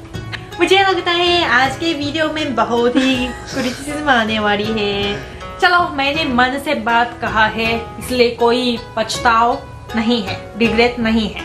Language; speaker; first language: Hindi; non-native, fluent; Japanese